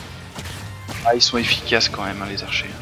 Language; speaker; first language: French; native; French